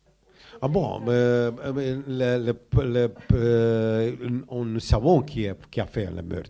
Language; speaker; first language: French; non-native, learner; Croatian